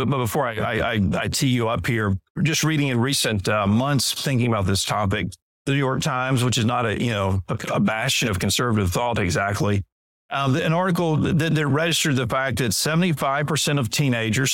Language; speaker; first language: English; native; English